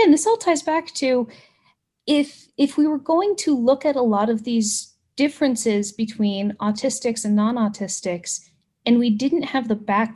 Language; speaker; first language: English; native; English